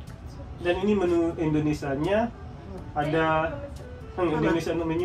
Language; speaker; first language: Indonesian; non-native, fluent; Japanese